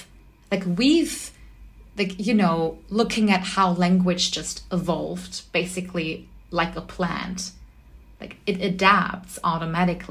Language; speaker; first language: English; non-native, fluent; German